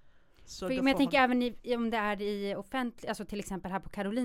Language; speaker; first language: Swedish; native; Swedish